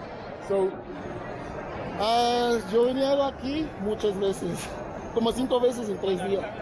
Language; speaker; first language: Spanish; non-native, learner; English